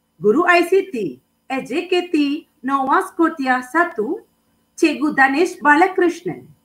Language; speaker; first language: Malay; non-native, local second language; Tamil